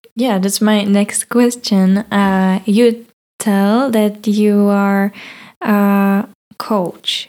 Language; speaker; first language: English; non-native, learner; Czech